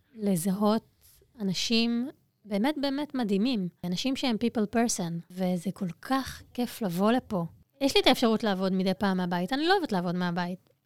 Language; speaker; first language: Hebrew; native; Hebrew